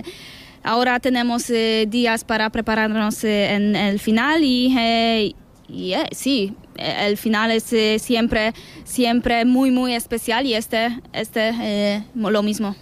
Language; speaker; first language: Spanish; non-native, learner; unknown